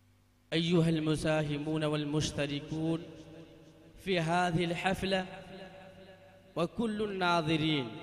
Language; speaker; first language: Arabic; non-native, fluent; Urdu